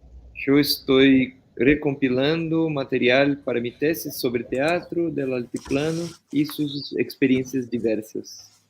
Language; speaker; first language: Spanish; non-native, fluent; Portuguese